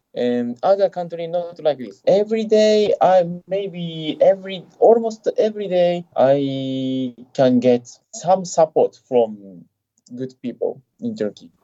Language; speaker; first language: English; non-native, fluent; Japanese